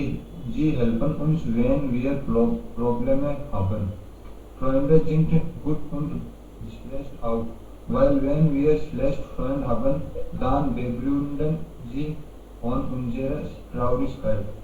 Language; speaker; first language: German; non-native, learner; Hindi